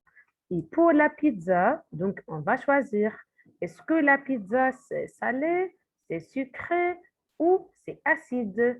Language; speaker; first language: French; non-native, fluent; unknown